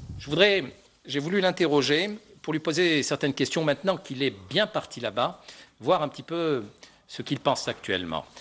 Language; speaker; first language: French; non-native, local second language; Arabic